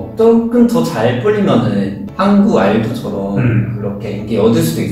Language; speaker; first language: Korean; non-native, fluent; Chinese